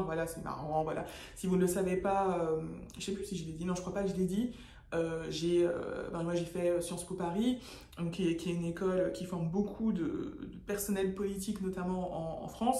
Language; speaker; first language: French; native; French